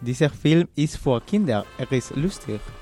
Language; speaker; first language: German; non-native, learner; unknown